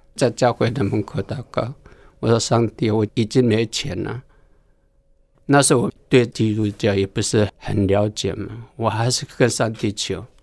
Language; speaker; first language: Chinese; non-native, local second language; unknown